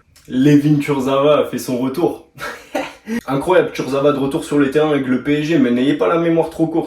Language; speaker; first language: French; native; French